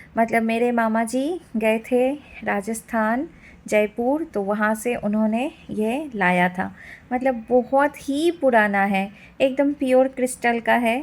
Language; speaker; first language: Hindi; non-native, local second language; Bangla